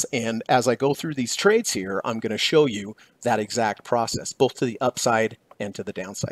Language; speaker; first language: English; native; English